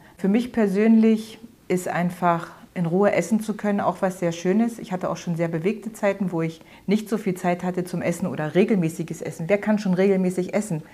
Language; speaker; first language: German; native; German